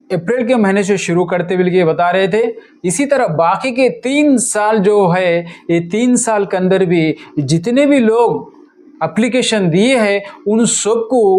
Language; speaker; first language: Hindi; non-native, local second language; Telugu